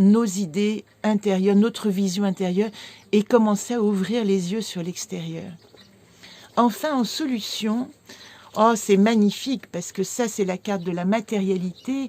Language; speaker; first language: French; native; French